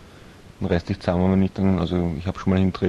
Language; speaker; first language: German; native; German